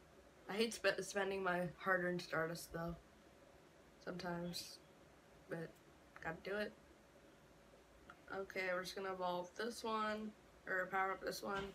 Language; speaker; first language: English; native; English